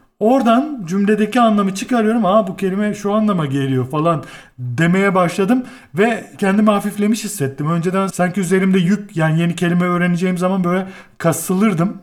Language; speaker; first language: Turkish; native; Turkish